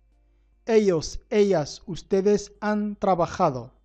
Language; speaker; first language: Spanish; non-native, fluent; Arabic